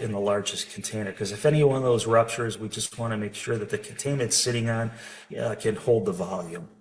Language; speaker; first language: English; native; English